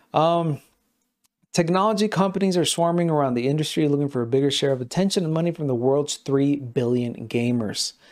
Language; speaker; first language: English; non-native, fluent; Spanish